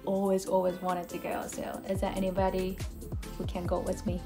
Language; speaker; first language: English; non-native, learner; Japanese